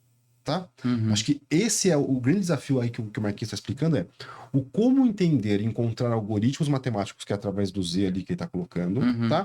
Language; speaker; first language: Portuguese; native; Portuguese